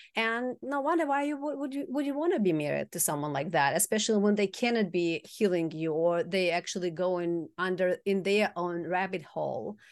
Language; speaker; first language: English; non-native, fluent; Russian